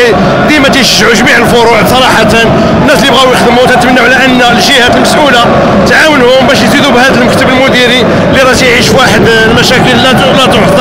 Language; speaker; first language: Arabic; native; Arabic